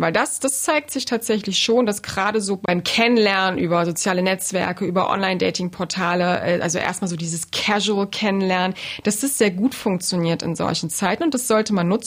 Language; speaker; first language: German; native; German